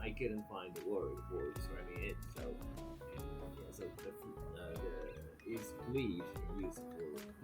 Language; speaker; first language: English; non-native, fluent; Japanese